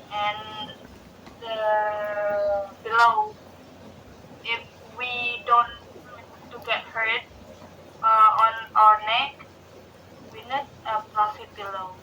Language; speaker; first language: English; non-native, learner; Indonesian